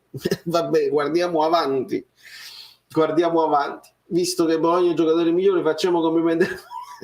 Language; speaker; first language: Italian; native; Italian